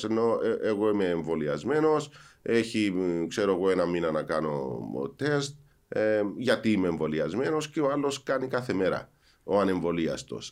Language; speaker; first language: Greek; native; Greek